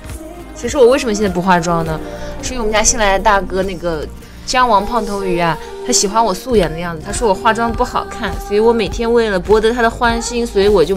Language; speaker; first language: Chinese; native; Chinese